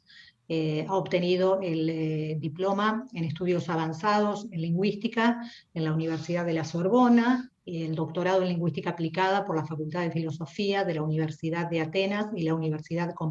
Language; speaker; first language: Spanish; native; Spanish